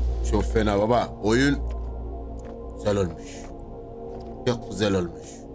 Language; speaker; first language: Turkish; native; Turkish